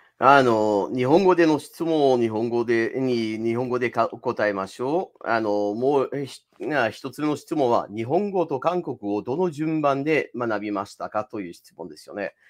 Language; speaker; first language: Japanese; non-native, fluent; English